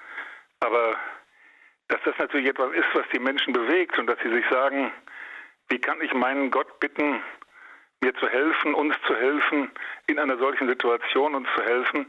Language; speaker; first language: German; native; German